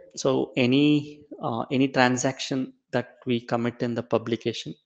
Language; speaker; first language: English; non-native, local second language; Tamil